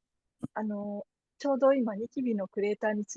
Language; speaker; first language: Japanese; native; Japanese